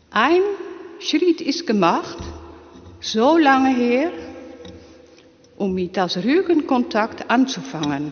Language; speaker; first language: German; non-native, learner; Dutch